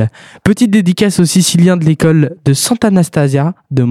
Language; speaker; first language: French; native; French